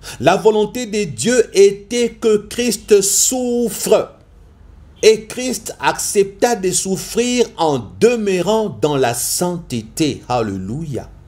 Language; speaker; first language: French; non-native, local second language; Lingala